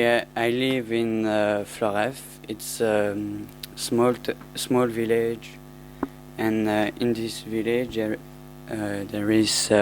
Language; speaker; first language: English; non-native, learner; French